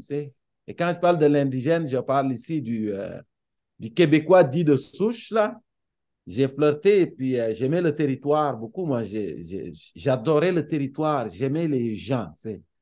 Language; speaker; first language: French; non-native, local second language; Serer